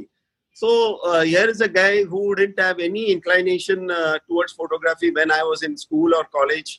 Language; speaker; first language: English; non-native, local second language; Marathi